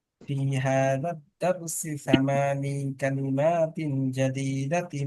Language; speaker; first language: Arabic; non-native, fluent; Bangla